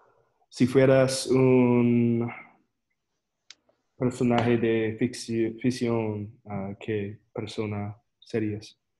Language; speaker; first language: Spanish; non-native, learner; English